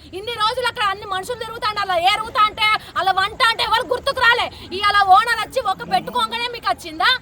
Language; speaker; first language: Telugu; native; Telugu